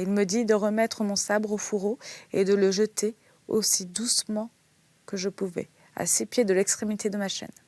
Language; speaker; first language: French; native; French